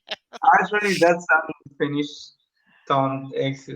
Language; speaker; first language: English; non-native, learner; Spanish